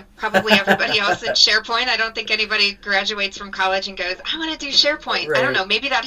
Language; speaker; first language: English; native; English